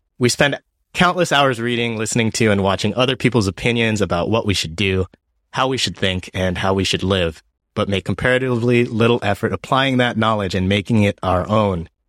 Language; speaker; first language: English; early bilingual, other home language; Japanese